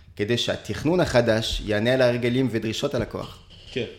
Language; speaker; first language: Hebrew; early bilingual, other home language; French